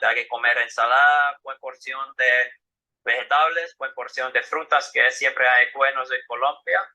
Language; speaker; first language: Spanish; non-native, fluent; Finnish